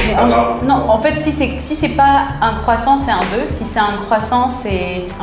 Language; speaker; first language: French; native; French